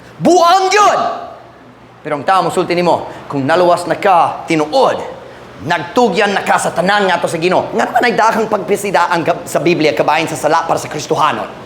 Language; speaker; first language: Cebuano; non-native, fluent; English